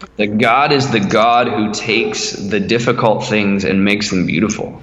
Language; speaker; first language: English; native; English